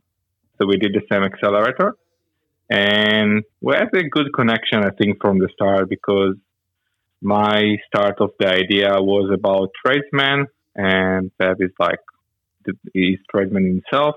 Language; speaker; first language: English; non-native, learner; Hebrew